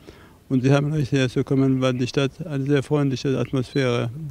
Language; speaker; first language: German; non-native, fluent; Arabic